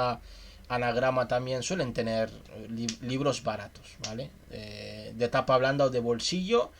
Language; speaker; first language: Spanish; native; Spanish